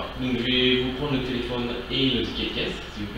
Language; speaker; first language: French; native; French